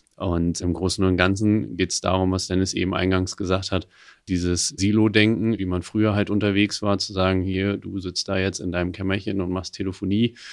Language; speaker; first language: German; native; German